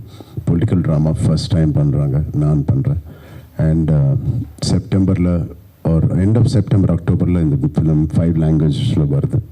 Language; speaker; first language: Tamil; non-native, learner; Telugu